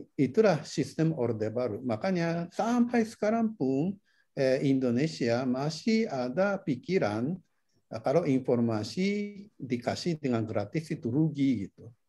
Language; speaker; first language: Indonesian; non-native, fluent; Japanese